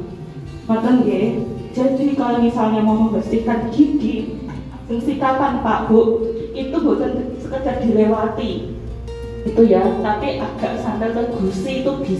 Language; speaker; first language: Indonesian; non-native, local second language; Javanese